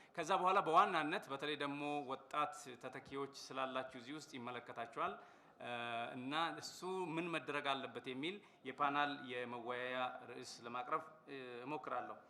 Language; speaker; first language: Amharic; non-native, local second language; Oromo